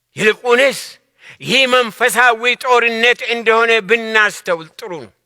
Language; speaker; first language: Amharic; non-native, local second language; Oromo